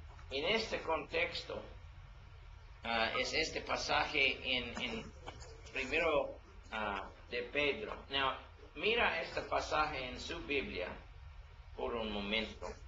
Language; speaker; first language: Spanish; non-native, learner; English